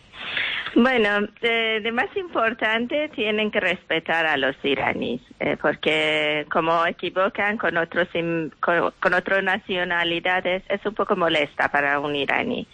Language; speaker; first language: Spanish; non-native, learner; Persian